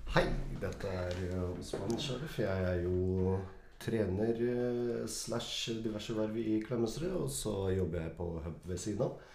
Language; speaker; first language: Norwegian; early bilingual, other home language; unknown